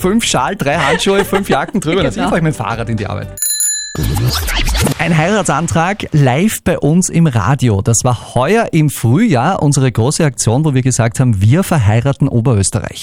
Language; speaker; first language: German; native; German